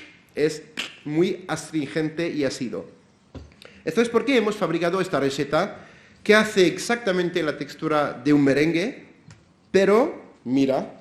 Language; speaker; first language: Spanish; non-native, fluent; French